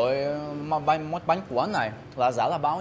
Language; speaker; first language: Vietnamese; non-native, learner; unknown